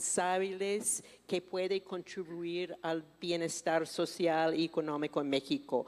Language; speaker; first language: Spanish; non-native, fluent; English